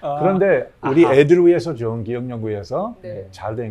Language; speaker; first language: Korean; non-native, learner; English